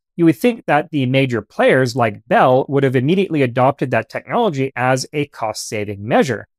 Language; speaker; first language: English; native; English